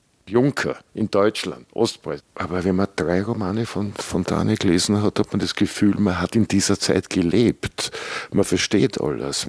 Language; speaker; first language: German; native; German